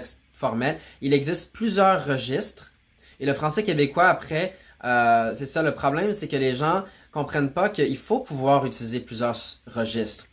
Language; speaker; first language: French; native; French